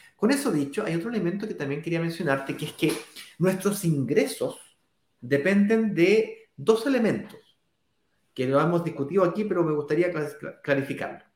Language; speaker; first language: Spanish; native; Spanish